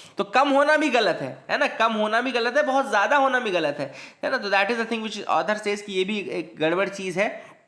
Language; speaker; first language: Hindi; native; Hindi